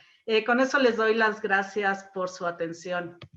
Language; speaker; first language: Spanish; native; Spanish